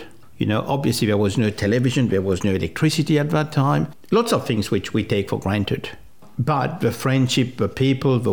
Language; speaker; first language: English; non-native, fluent; French